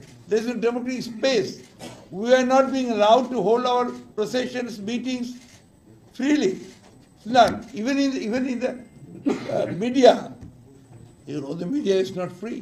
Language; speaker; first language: English; non-native, local second language; Bangla